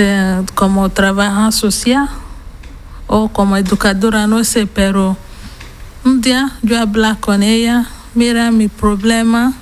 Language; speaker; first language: Spanish; non-native, learner; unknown